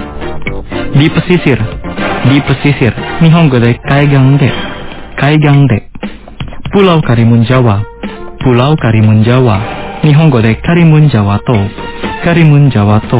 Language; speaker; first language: Japanese; non-native, fluent; Indonesian